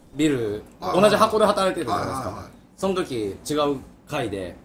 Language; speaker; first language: Japanese; native; Japanese